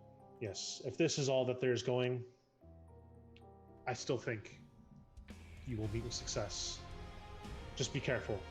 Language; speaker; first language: English; native; English